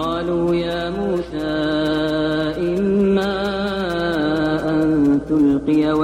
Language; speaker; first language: Arabic; native; Arabic